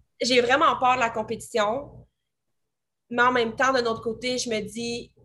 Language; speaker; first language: French; native; French